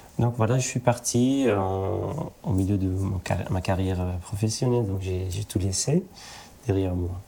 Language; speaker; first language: French; non-native, fluent; Arabic